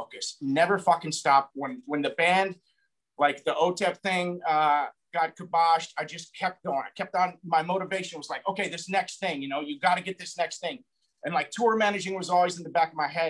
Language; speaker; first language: English; native; English